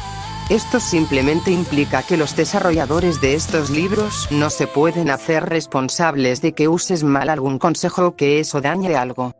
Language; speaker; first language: Spanish; native; Spanish